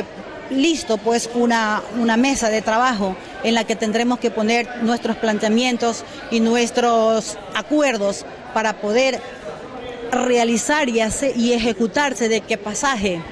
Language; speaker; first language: Spanish; native; Spanish